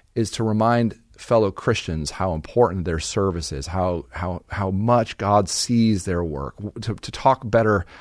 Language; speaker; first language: English; native; English